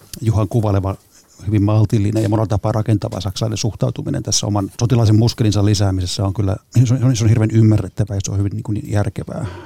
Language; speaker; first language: Finnish; native; Finnish